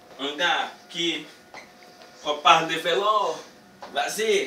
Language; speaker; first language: French; non-native, learner; Portuguese